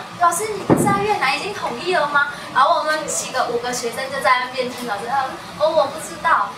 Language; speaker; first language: Chinese; non-native, fluent; Vietnamese